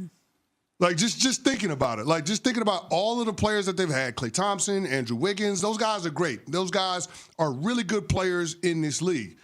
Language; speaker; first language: English; native; English